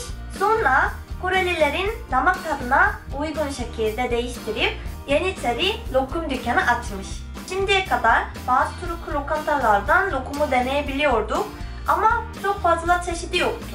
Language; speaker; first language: Turkish; non-native, fluent; Korean